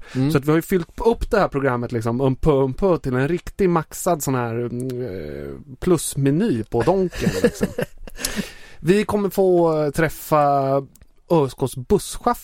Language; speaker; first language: Swedish; native; Swedish